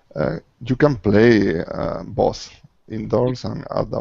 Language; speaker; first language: English; non-native, learner; Spanish